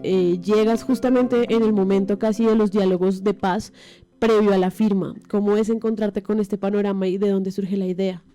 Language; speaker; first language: Spanish; native; Spanish